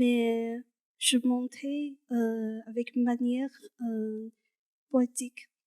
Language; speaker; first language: French; non-native, learner; Chinese